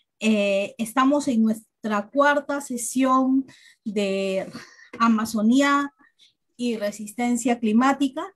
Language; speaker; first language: Spanish; native; Spanish